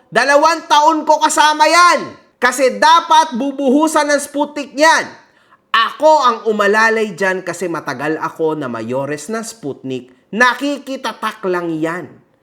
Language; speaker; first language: Filipino; early bilingual, heritage; Filipino